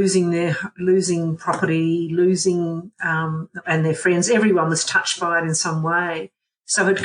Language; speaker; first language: English; native; English